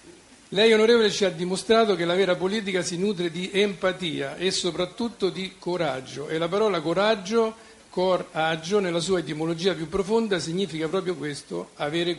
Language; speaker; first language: Italian; native; Italian